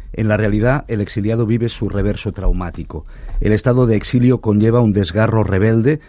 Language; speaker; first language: Spanish; non-native, local second language; Catalan